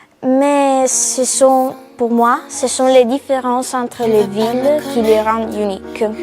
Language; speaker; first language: French; non-native, fluent; Italian